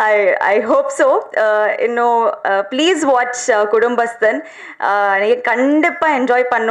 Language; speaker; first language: Tamil; non-native, learner; Telugu